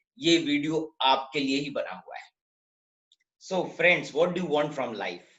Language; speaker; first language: Hindi; native; Hindi